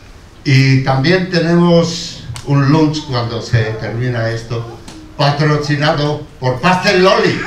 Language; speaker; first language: Spanish; non-native, learner; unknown